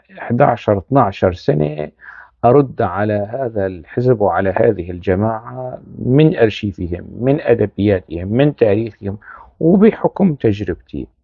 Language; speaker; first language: Arabic; non-native, local second language; Kurdish